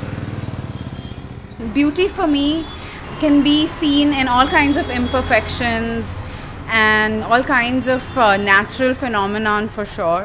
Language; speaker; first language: English; non-native, local second language; Hindi